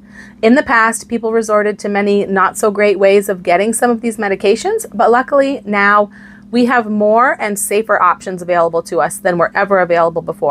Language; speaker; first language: English; native; English